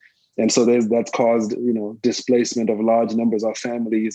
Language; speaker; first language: English; non-native, local second language; Shona